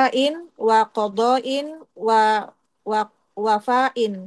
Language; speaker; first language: Arabic; non-native, learner; Indonesian